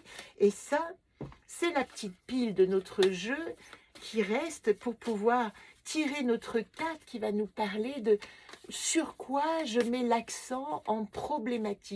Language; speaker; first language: French; native; French